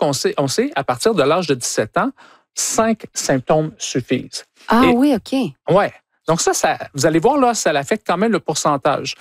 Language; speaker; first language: French; native; French